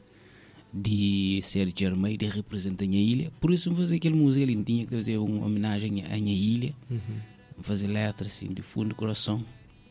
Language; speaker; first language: Portuguese; non-native, local second language; Kabuverdianu